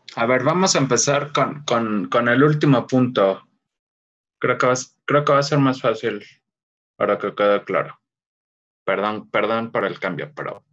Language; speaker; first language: Spanish; native; Spanish